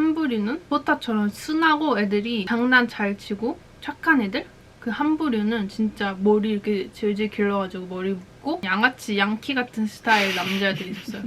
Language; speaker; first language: Korean; native; Korean